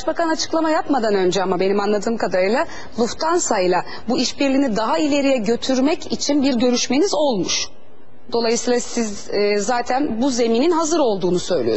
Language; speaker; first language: Turkish; native; Turkish